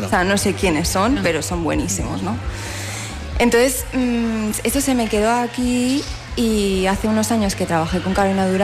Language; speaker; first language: Spanish; native; Spanish